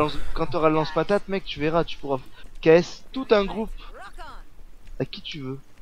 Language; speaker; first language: French; native; French